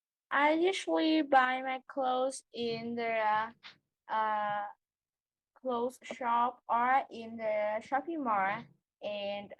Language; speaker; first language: English; non-native, learner; Vietnamese